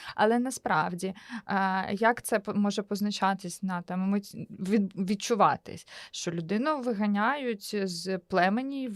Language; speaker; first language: Ukrainian; native; Ukrainian